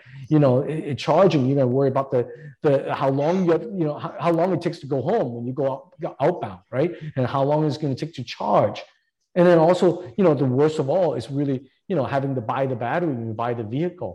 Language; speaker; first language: English; non-native, local second language; Cantonese